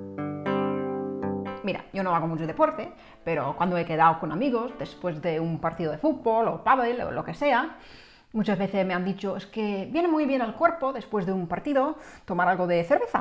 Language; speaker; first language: Spanish; non-native, fluent; English